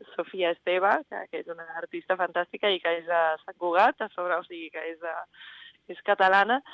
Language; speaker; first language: Catalan; non-native, fluent; Spanish